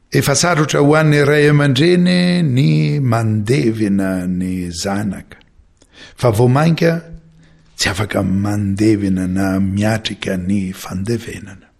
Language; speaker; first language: Malagasy; non-native, fluent; Maltese